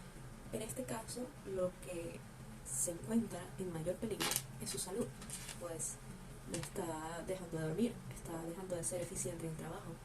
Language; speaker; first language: Spanish; native; Spanish